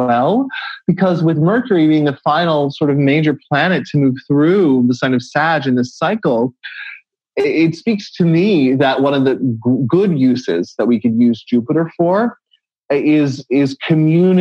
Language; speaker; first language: English; native; English